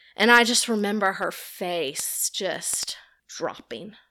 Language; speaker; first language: English; native; English